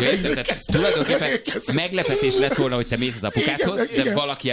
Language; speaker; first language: Hungarian; native; Hungarian